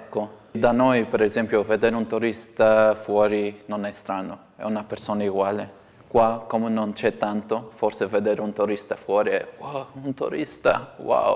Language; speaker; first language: Italian; non-native, fluent; Portuguese